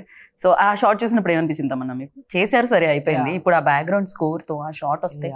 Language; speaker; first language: Telugu; native; Telugu